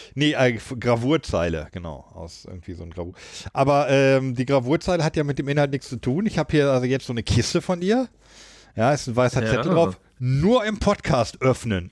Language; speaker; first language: German; native; German